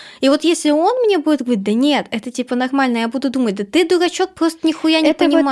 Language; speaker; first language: Russian; native; Russian